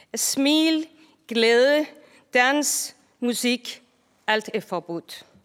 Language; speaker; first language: Danish; non-native, fluent; Persian